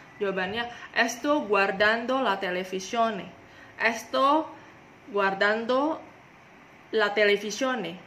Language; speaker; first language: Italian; non-native, learner; Indonesian